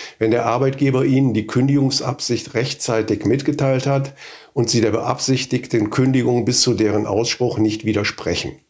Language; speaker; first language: German; native; German